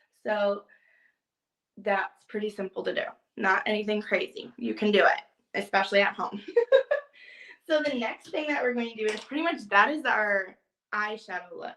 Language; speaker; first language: English; native; English